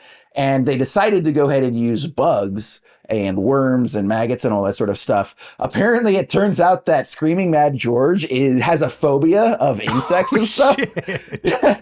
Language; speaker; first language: English; native; English